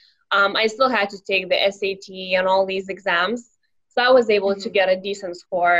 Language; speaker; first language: English; non-native, fluent; Lithuanian